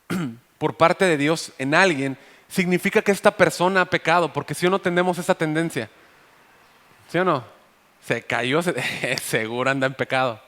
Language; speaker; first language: Spanish; native; Spanish